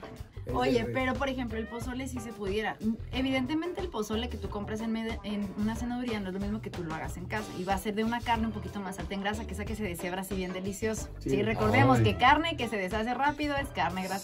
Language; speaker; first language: Spanish; native; Spanish